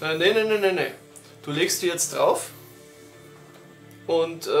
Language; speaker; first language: German; native; German